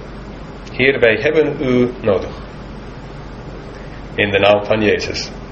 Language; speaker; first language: Dutch; non-native, fluent; English